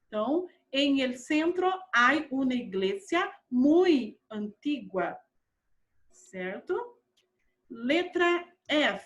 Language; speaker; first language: Spanish; non-native, fluent; Portuguese